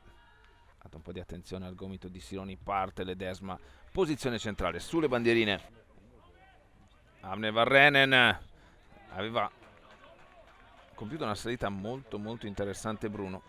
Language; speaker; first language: Italian; native; Italian